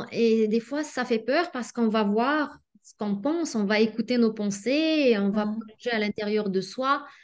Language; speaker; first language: French; non-native, local second language; Arabic